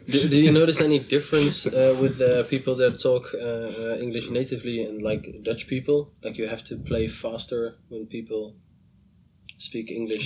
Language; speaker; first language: English; non-native, fluent; Dutch